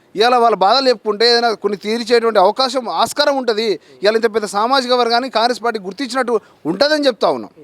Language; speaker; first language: Telugu; non-native, local second language; Lambadi